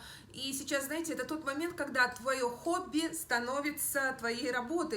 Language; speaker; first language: Russian; native; Russian